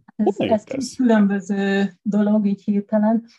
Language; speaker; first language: Hungarian; native; Hungarian